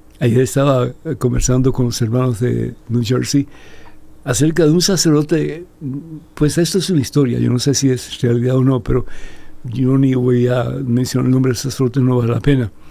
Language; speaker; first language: Spanish; native; Spanish